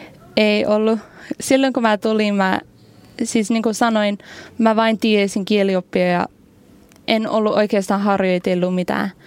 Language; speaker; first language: Finnish; non-native, learner; English